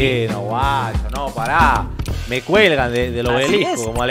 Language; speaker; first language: Spanish; native; Spanish